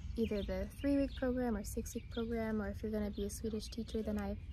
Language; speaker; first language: English; native; English